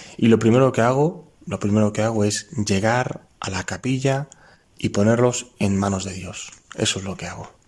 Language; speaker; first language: Spanish; native; Spanish